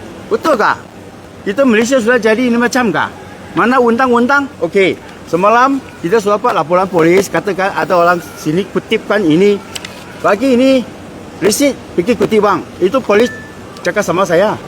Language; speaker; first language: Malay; non-native, local second language; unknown